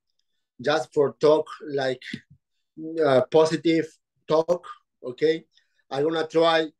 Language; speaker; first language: English; non-native, learner; Spanish